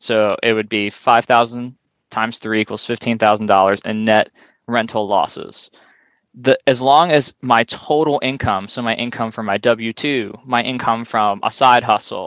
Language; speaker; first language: English; native; English